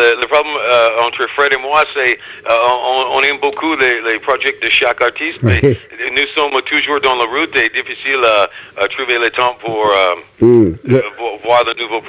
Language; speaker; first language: French; non-native, learner; English